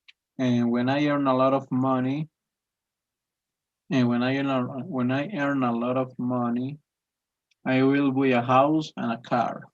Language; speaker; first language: English; non-native, learner; Spanish